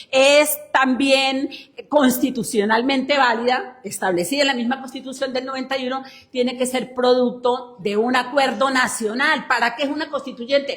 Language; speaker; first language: Spanish; native; Spanish